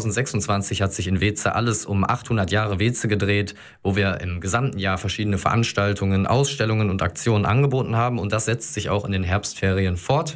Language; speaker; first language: German; native; German